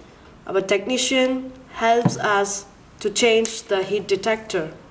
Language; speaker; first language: English; non-native, learner; Chinese